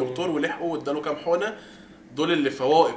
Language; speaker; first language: Arabic; native; Arabic